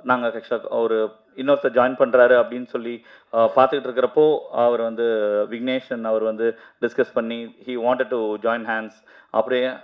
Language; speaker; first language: Tamil; native; Tamil